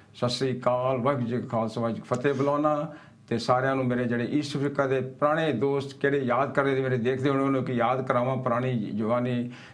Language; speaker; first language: Punjabi; early bilingual, heritage; Punjabi